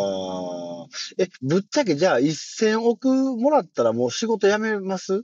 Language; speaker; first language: Japanese; native; Japanese